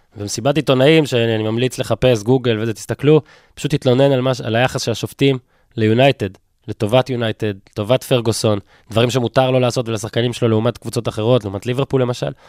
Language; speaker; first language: Hebrew; native; Hebrew